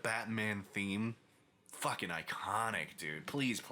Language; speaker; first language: English; native; English